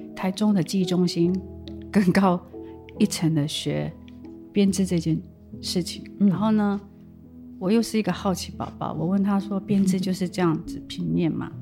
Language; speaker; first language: Chinese; non-native, local second language; Amis